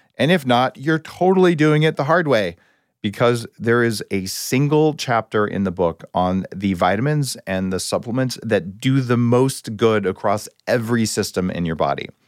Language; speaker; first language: English; native; English